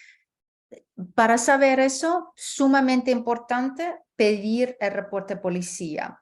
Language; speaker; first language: Spanish; early bilingual, heritage; Spanish